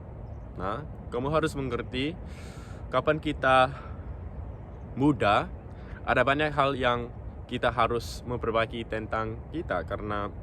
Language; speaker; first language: Indonesian; non-native, local second language; English